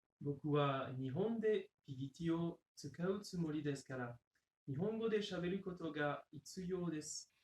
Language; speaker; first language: Japanese; non-native, learner; French